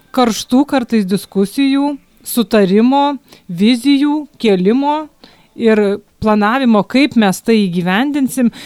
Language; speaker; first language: Lithuanian; native; Lithuanian